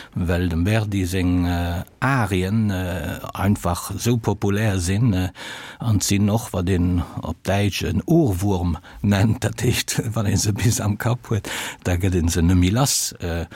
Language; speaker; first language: Luxembourgish; early bilingual, other home language; Italian